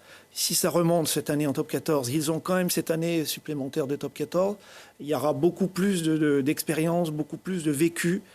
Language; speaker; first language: French; native; French